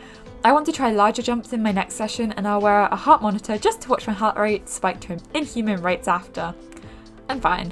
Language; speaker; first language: English; native; English